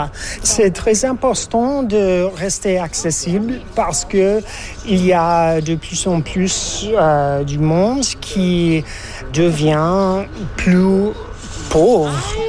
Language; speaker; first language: French; non-native, fluent; English